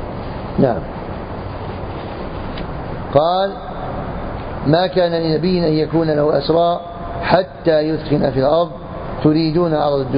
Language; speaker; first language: Arabic; native; Arabic